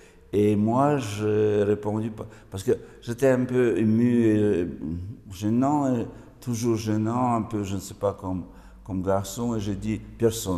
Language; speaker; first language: French; non-native, fluent; Russian